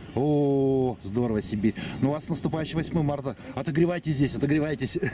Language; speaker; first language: Russian; native; Russian